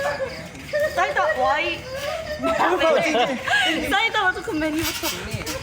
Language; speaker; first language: Thai; non-native, learner; Korean